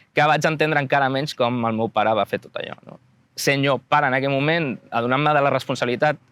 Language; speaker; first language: Catalan; native; Catalan